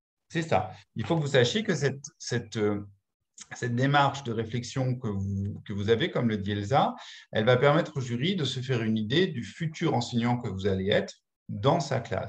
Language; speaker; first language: French; native; French